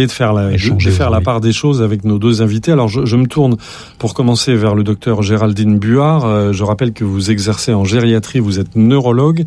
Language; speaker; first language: French; native; French